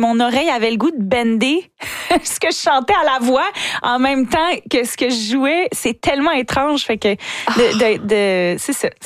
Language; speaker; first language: French; native; French